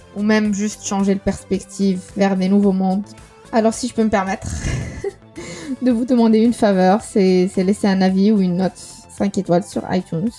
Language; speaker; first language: French; non-native, local second language; Arabic